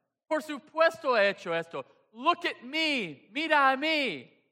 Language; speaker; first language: Spanish; non-native, fluent; English